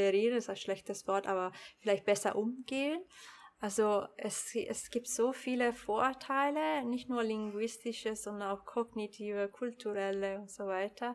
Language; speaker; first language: German; non-native, local second language; Italian